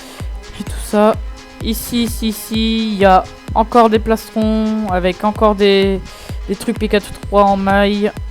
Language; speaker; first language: French; native; French